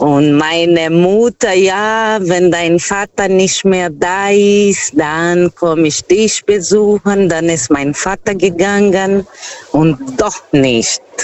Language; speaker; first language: German; non-native, fluent; Portuguese